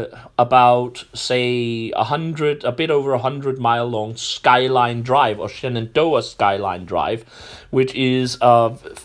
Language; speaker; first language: English; non-native, fluent; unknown